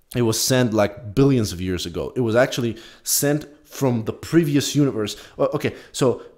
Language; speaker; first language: English; non-native, fluent; Polish